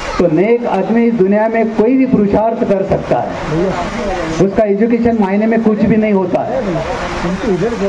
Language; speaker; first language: Hindi; non-native, local second language; Marathi